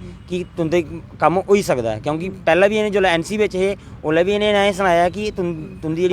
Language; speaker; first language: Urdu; non-native, local second language; Dogri